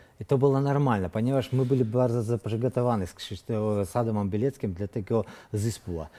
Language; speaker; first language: Polish; non-native, learner; Russian